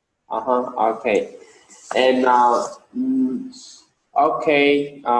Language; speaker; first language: English; non-native, learner; Vietnamese